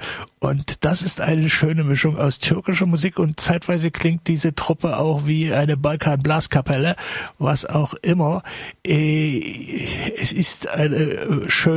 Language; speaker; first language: German; native; German